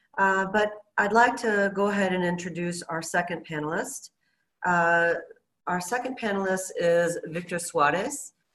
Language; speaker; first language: English; native; English